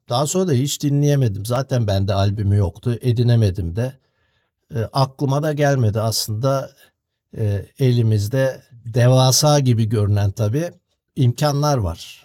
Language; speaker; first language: Turkish; native; Turkish